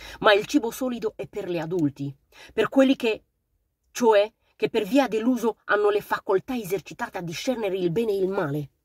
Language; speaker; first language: Italian; non-native, fluent; Romanian